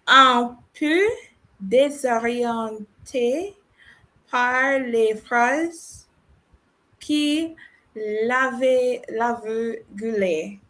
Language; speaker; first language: French; non-native, learner; English